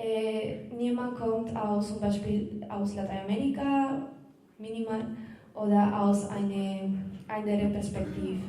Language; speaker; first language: German; non-native, learner; Spanish